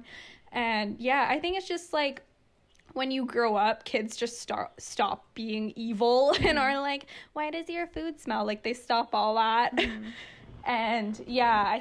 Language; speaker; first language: English; early bilingual, other home language; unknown